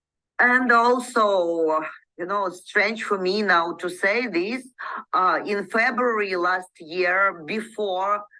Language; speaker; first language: English; non-native, learner; Ukrainian